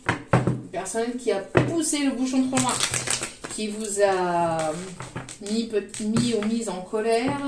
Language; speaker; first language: French; native; French